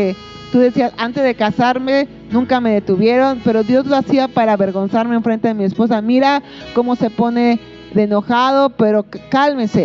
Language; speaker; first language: Spanish; native; Spanish